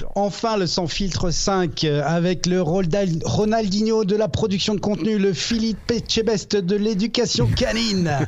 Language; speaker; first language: French; native; French